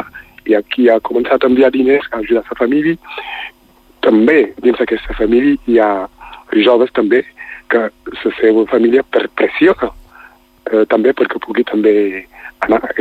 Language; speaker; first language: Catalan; non-native, fluent; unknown